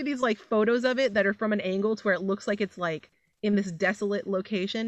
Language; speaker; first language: English; native; English